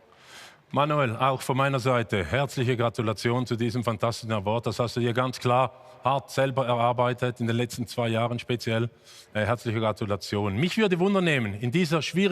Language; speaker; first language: German; native; German